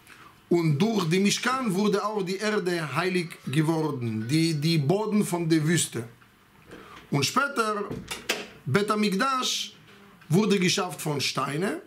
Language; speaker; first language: German; non-native, fluent; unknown